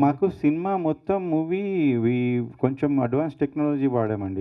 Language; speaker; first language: Telugu; native; Telugu